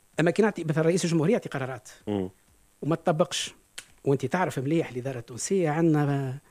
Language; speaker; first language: Arabic; native; Arabic